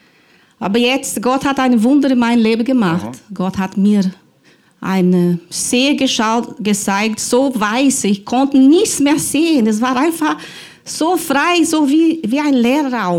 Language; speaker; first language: German; non-native, learner; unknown